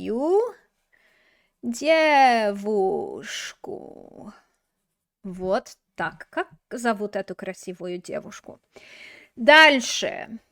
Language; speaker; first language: Russian; non-native, fluent; English